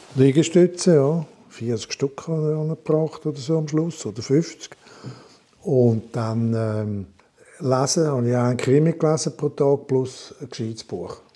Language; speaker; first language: German; non-native, local second language; French